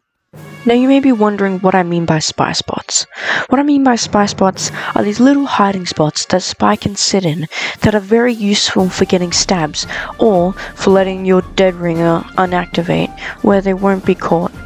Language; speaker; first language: English; native; English